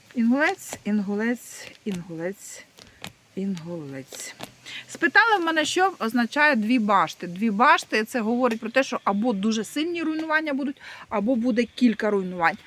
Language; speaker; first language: Ukrainian; non-native, local second language; Russian